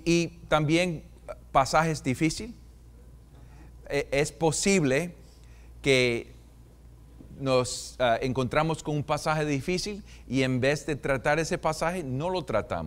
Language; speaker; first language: Spanish; non-native, fluent; English